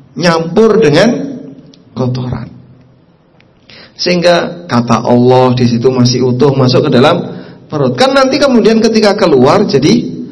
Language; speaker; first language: Indonesian; non-native, local second language; Javanese